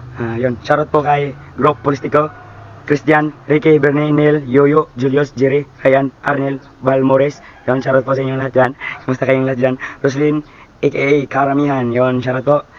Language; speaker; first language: Filipino; native; Filipino